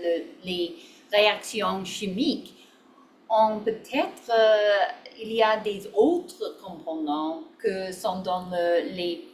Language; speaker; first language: French; non-native, learner; English